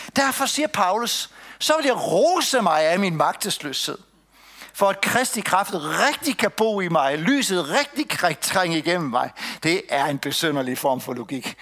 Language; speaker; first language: Danish; native; Danish